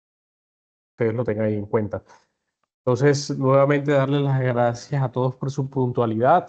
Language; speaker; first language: Spanish; native; Spanish